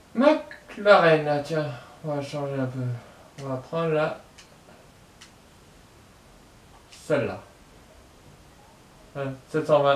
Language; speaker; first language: French; native; French